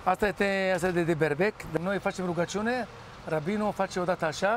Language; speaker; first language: Romanian; non-native, fluent; Hebrew